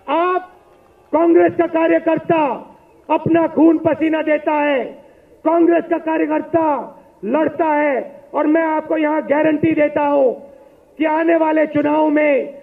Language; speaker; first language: Hindi; native; Hindi